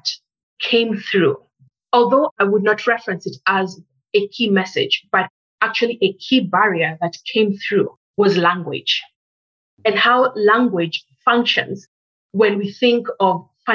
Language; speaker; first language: English; native; English